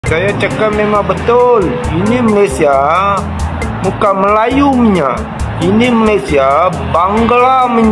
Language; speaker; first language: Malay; non-native, local second language; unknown